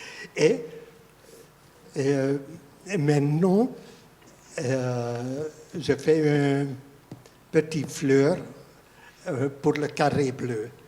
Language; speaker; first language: French; non-native, fluent; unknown